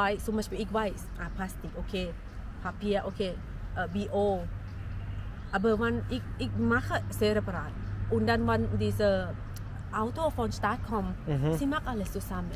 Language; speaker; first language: German; non-native, learner; Thai